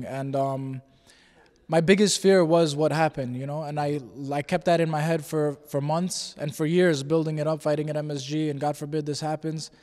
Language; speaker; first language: English; native; English